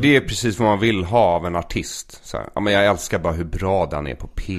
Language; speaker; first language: Swedish; native; Swedish